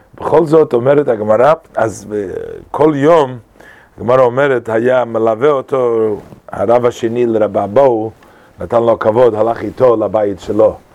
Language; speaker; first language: Hebrew; non-native, fluent; English